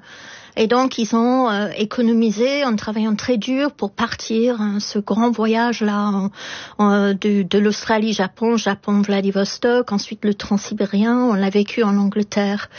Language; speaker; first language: French; non-native, fluent; English